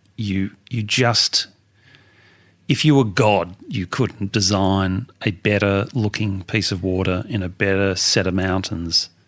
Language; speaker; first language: English; native; English